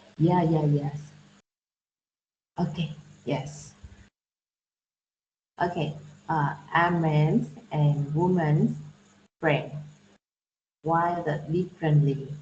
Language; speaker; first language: English; non-native, learner; Vietnamese